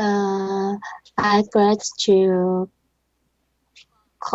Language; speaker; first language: English; non-native, learner; Chinese